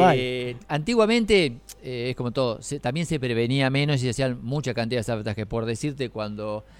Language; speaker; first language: Spanish; native; Spanish